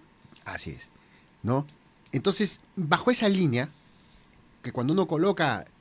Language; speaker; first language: Spanish; native; Spanish